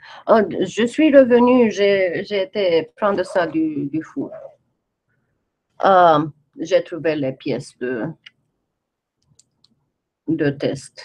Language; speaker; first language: French; non-native, fluent; English